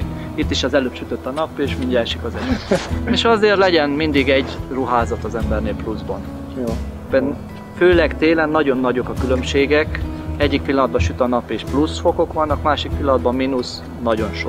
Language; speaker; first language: Hungarian; native; Hungarian